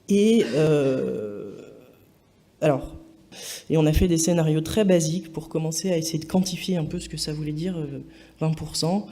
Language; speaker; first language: French; native; French